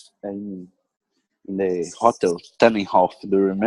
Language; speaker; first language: English; non-native, learner; Portuguese